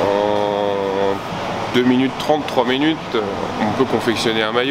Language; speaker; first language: French; native; French